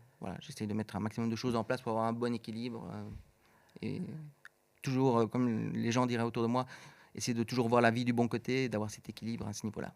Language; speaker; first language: French; native; French